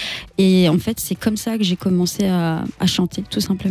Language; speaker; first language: French; native; French